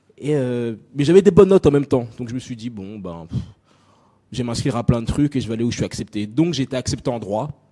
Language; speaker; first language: French; native; French